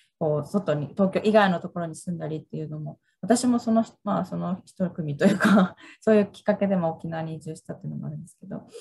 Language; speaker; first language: Japanese; native; Japanese